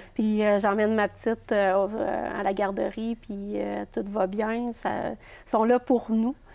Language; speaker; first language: French; native; French